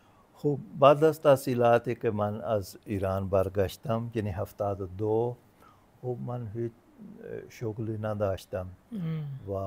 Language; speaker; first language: Persian; non-native, fluent; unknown